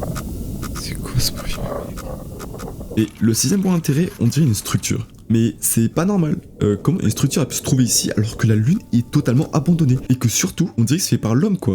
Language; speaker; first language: French; native; French